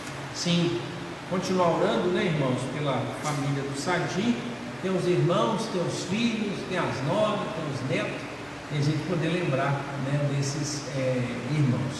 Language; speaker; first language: Portuguese; native; Portuguese